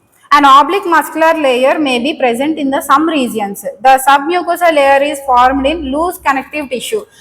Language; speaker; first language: English; non-native, local second language; Telugu